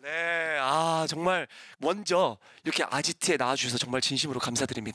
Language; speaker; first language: Korean; native; Korean